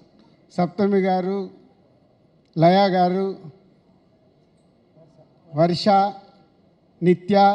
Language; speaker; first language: Telugu; native; Telugu